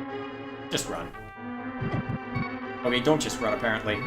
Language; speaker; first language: English; native; English